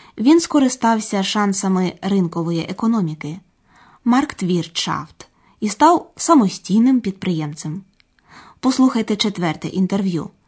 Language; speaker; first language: Ukrainian; native; Ukrainian